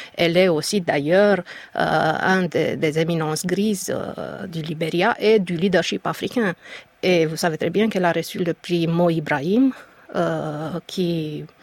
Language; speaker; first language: French; non-native, fluent; Romanian